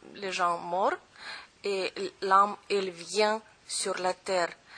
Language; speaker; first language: French; non-native, learner; Romanian